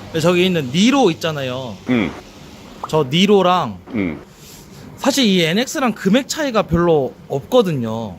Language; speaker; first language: Korean; native; Korean